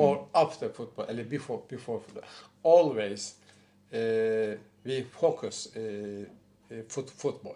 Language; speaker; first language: English; non-native, learner; Turkish